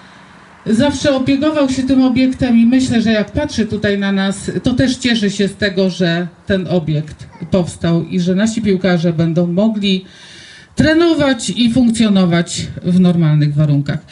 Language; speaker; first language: Polish; native; Polish